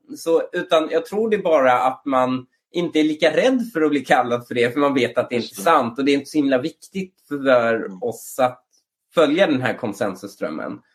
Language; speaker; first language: Swedish; early bilingual, other home language; Persian